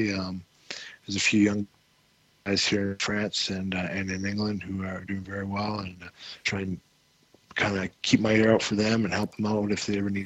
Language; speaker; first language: English; native; English